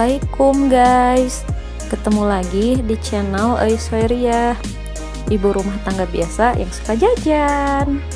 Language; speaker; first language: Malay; non-native, local second language; Sundanese